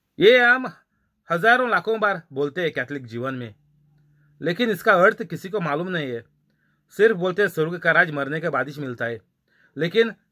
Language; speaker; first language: Hindi; non-native, local second language; Marathi